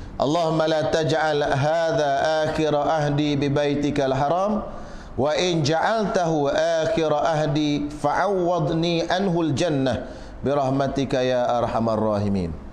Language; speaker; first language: Malay; native; Malay